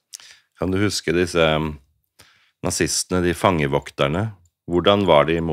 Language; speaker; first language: Norwegian; native; Norwegian